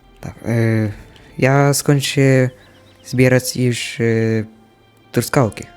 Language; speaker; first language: Polish; non-native, learner; Ukrainian